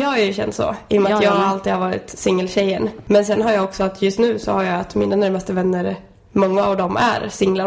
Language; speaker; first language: Swedish; native; Swedish